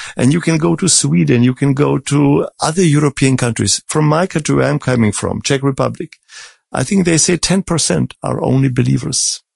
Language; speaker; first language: English; non-native, fluent; Czech